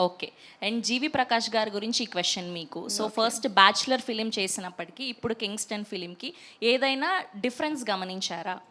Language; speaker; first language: Telugu; native; Telugu